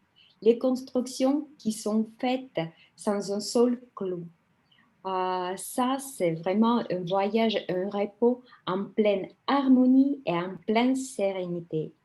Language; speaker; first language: French; non-native, fluent; Russian